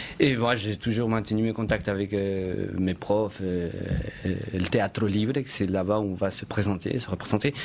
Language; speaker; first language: French; non-native, fluent; Spanish